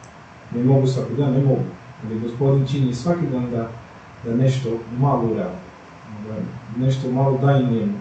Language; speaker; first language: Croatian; non-native, fluent; Portuguese